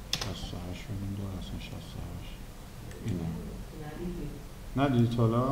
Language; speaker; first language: Persian; native; Persian